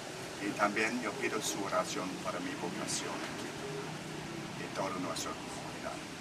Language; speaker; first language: Spanish; non-native, learner; English